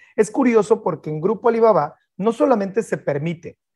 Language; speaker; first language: Spanish; native; Spanish